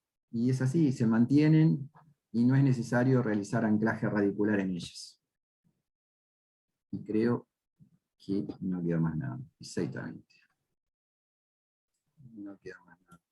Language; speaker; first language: Spanish; native; Spanish